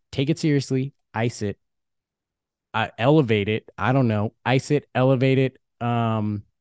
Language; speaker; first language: English; early bilingual, other home language; Dutch